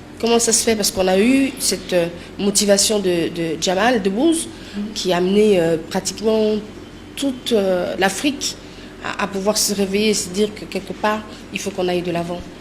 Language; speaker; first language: French; non-native, local second language; Lingala